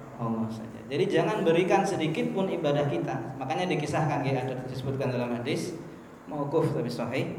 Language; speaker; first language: Indonesian; native; Indonesian